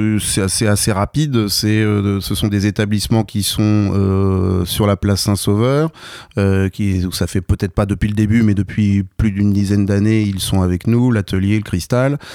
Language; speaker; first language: French; native; French